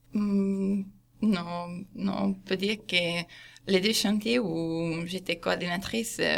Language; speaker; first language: French; non-native, fluent; Hungarian